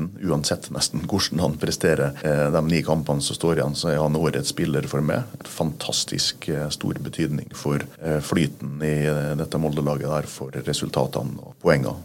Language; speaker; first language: Norwegian; native; Norwegian